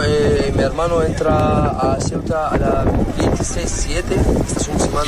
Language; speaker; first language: Spanish; non-native, learner; Arabic